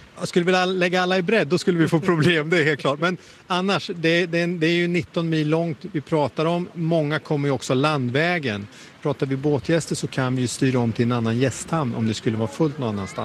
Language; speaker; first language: Swedish; native; Swedish